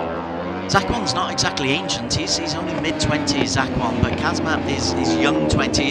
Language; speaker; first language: English; native; English